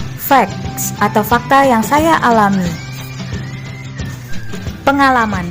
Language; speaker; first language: Indonesian; native; Indonesian